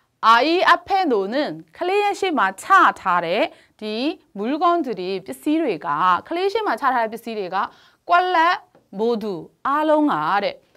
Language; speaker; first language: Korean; non-native, fluent; Burmese